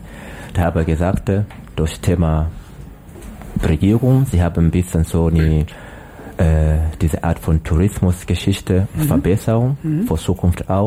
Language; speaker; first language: German; non-native, learner; Swahili